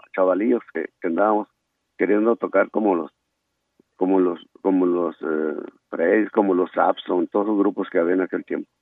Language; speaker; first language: Spanish; native; Spanish